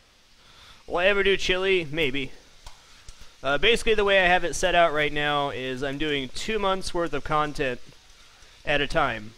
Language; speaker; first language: English; native; English